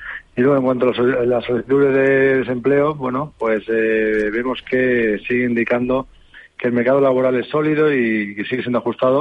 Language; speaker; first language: Spanish; native; Spanish